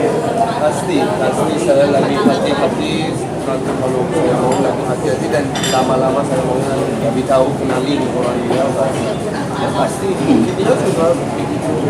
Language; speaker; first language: Indonesian; non-native, learner; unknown